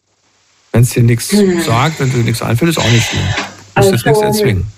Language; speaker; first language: German; native; German